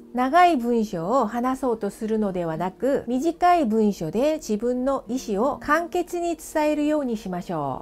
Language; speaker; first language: Japanese; non-native, fluent; Korean